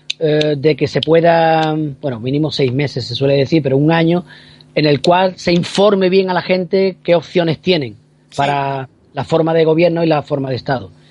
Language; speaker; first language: Spanish; native; Spanish